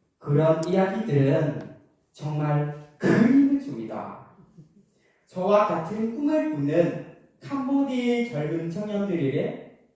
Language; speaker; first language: Korean; non-native, learner; Khmer